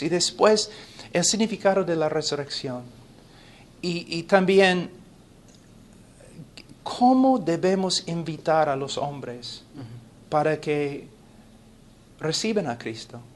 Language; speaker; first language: Spanish; non-native, fluent; English